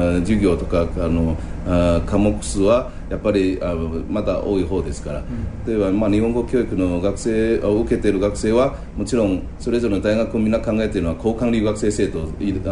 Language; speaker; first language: Japanese; non-native, fluent; Chinese